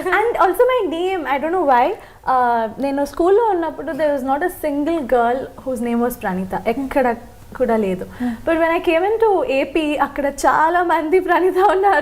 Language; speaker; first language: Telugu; non-native, local second language; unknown